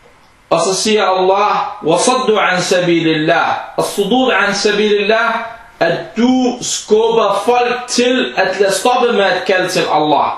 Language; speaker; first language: Danish; non-native, fluent; Arabic